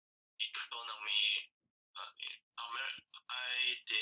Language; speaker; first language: English; non-native, learner; Korean